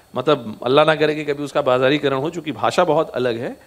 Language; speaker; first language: Hindi; native; Hindi